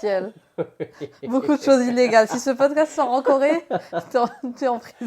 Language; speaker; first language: French; native; French